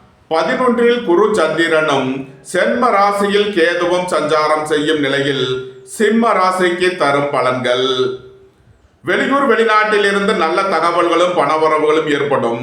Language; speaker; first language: Tamil; native; Tamil